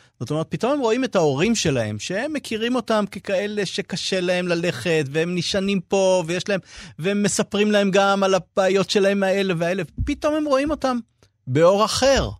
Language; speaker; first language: Hebrew; native; Hebrew